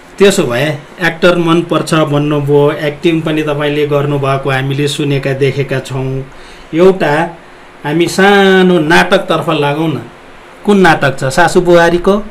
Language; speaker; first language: Nepali; non-native, local second language; Newari